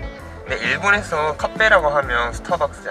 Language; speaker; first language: Korean; non-native, learner; Japanese